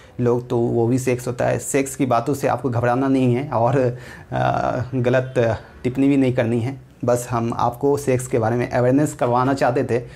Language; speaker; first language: Hindi; native; Hindi